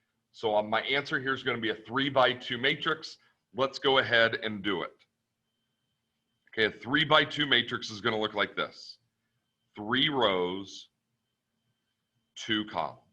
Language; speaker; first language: English; native; English